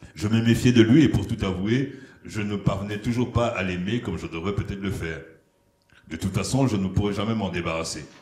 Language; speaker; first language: French; non-native, local second language; Lingala